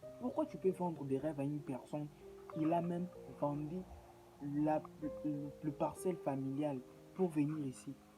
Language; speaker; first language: French; non-native, local second language; Lingala